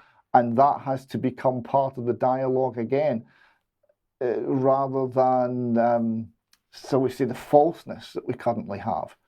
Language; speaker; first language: English; native; English